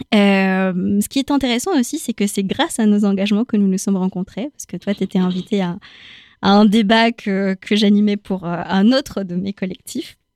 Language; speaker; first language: French; non-native, fluent; Spanish